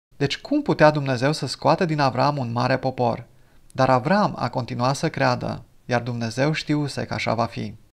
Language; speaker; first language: Romanian; non-native, fluent; English